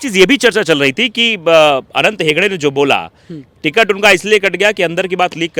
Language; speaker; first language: Hindi; native; Hindi